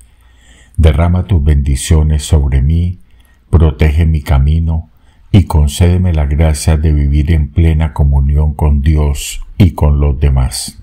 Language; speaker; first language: Spanish; native; Spanish